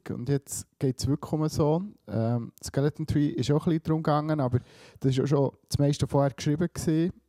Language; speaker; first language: German; early bilingual, other home language; Swiss German